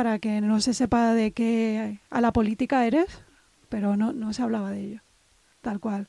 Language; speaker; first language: Spanish; native; Spanish